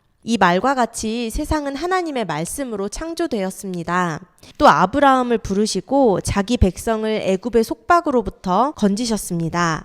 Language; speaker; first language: Korean; native; Korean